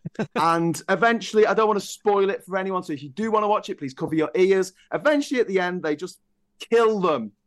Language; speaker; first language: English; native; English